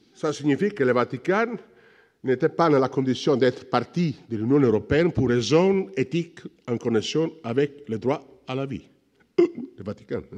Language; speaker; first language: French; non-native, learner; Sicilian